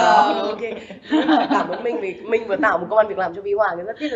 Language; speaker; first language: Vietnamese; native; Vietnamese